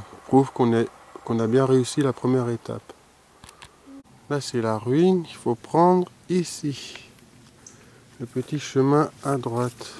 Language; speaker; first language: French; native; French